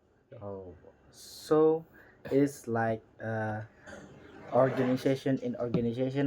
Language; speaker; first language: English; non-native, learner; Indonesian